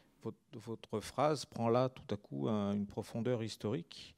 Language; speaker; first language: French; native; French